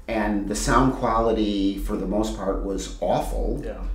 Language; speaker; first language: English; native; English